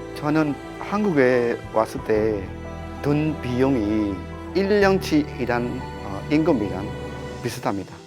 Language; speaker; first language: Korean; non-native, fluent; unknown